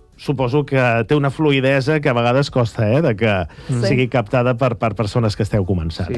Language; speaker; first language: Catalan; native; Catalan